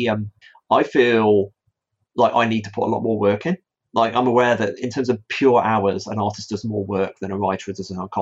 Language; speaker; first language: English; native; English